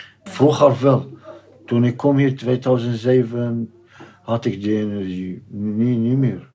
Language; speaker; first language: Dutch; non-native, learner; Arabic